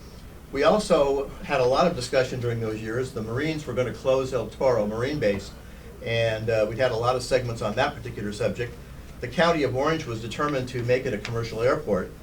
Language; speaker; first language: English; native; English